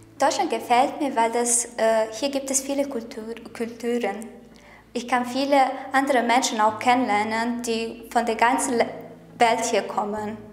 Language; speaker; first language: German; non-native, fluent; Bosnian